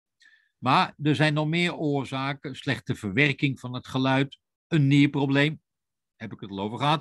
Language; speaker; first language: Dutch; native; Dutch